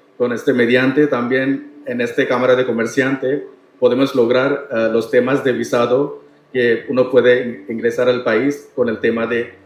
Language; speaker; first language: Spanish; non-native, learner; Tamil